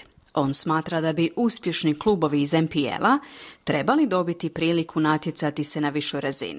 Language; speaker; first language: Croatian; native; Croatian